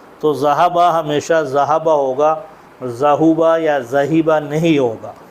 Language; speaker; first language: Urdu; native; Urdu